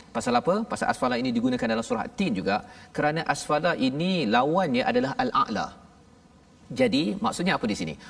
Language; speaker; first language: Malay; native; Malay